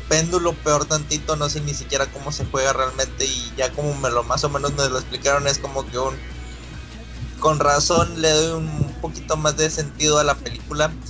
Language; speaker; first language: Spanish; native; Spanish